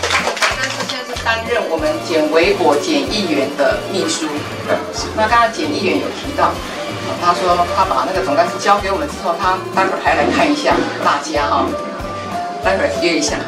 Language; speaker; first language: Chinese; native; Chinese